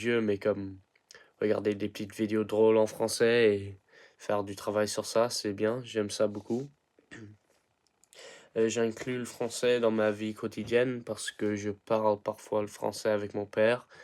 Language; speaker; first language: French; early bilingual, heritage; English